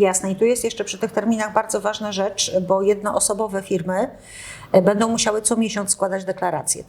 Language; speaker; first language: Polish; native; Polish